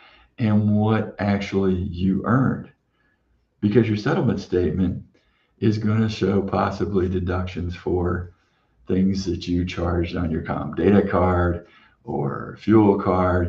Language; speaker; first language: English; native; English